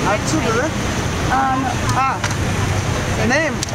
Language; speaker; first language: English; non-native, learner; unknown